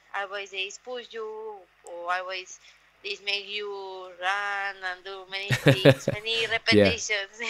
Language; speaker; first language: English; non-native, learner; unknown